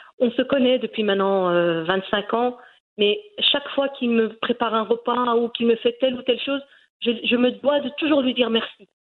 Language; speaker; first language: French; early bilingual, other home language; Riffian